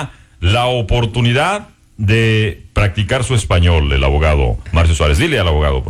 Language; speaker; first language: Spanish; native; Spanish